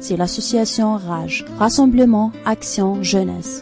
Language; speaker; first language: French; non-native, local second language; Arabic